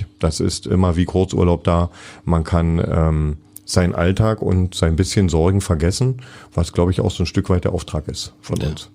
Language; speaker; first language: German; native; German